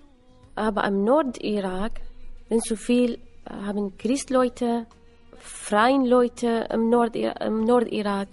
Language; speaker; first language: German; non-native, learner; Assyrian Neo-Aramaic